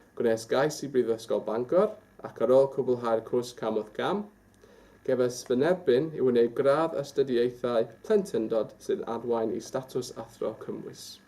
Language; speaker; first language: Welsh; non-native, local second language; English